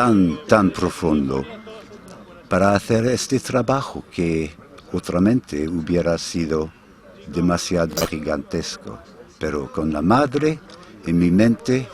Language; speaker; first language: Spanish; non-native, fluent; English